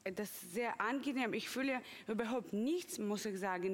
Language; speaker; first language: German; non-native, fluent; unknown